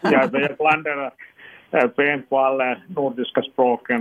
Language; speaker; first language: Swedish; non-native, local second language; Finnish